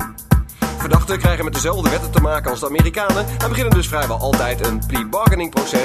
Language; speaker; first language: Dutch; native; Dutch